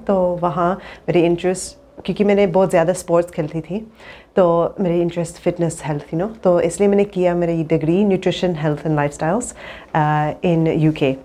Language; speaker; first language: Hindi; early bilingual, heritage; English